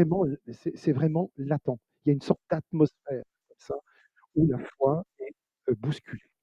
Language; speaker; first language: French; native; French